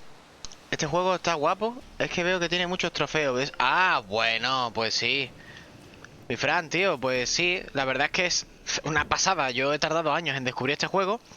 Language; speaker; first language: Spanish; native; Spanish